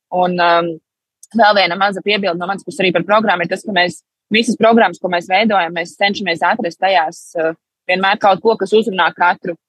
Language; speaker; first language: Latvian; early bilingual, heritage; Latvian